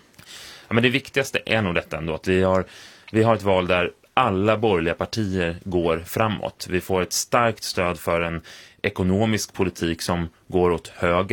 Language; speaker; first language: Swedish; native; Swedish